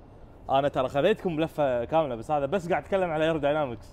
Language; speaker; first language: Arabic; native; Arabic